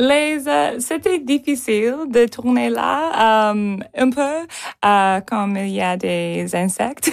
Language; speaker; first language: French; non-native, local second language; English